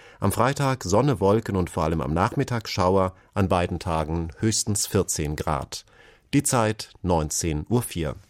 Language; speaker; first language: German; native; German